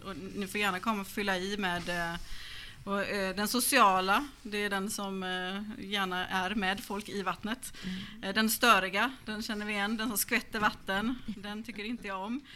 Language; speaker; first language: Swedish; native; Swedish